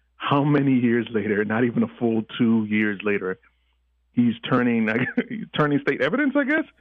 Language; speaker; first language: English; early bilingual, other home language; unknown